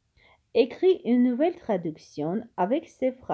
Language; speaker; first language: French; non-native, fluent; Armenian